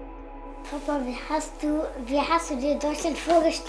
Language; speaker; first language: German; early bilingual, other home language; Kurdish